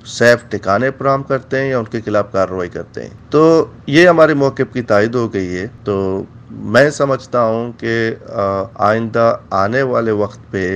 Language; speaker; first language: Urdu; non-native, local second language; Baluchi